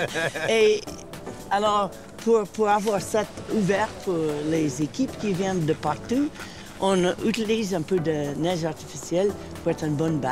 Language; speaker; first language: French; non-native, fluent; English